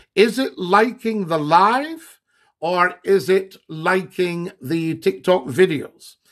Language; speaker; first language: English; native; English